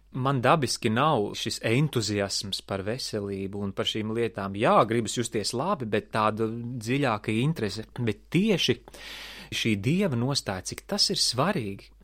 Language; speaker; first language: Latvian; native; Latvian